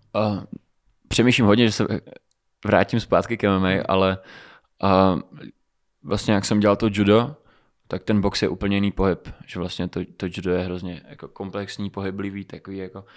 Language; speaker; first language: Czech; early bilingual, other home language; Romanian